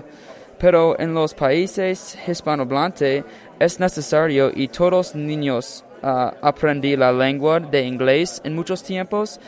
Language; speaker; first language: Spanish; non-native, learner; English